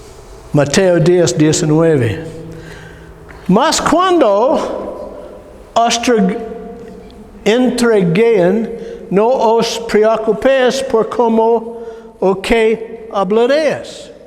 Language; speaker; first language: Spanish; non-native, learner; English